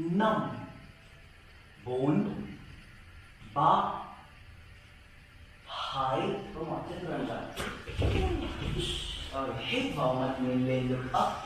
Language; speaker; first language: Vietnamese; non-native, learner; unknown